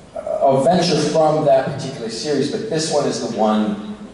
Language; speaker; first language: English; native; English